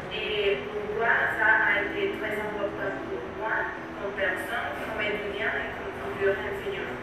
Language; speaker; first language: French; non-native, learner; Spanish